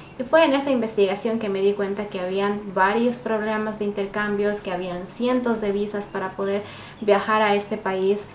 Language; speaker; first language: Spanish; native; Spanish